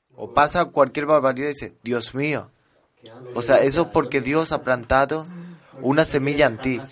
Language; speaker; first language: Spanish; early bilingual, heritage; French